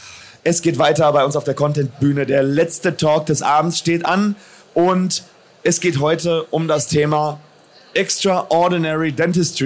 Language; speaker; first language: German; native; German